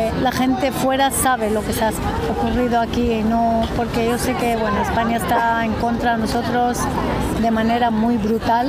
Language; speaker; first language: Spanish; non-native, fluent; Hebrew